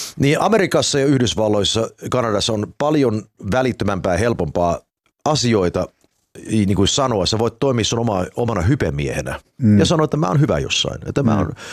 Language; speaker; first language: Finnish; early bilingual, heritage; Finnish